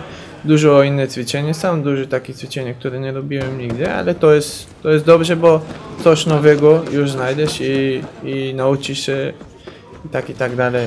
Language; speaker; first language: Polish; non-native, learner; Bulgarian